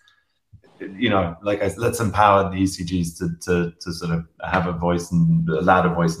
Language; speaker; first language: English; native; English